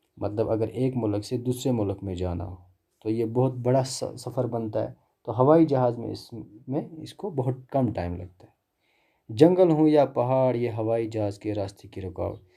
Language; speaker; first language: Urdu; non-native, local second language; Kashmiri